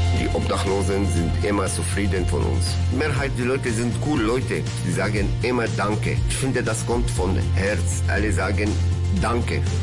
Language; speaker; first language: German; non-native, learner; Arabic